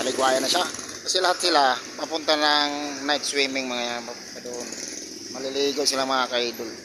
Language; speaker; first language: Filipino; native; Filipino